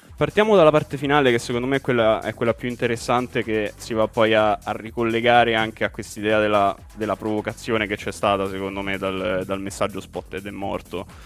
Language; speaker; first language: Italian; native; Italian